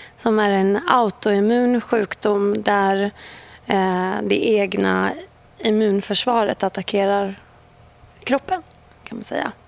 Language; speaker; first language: Swedish; native; Swedish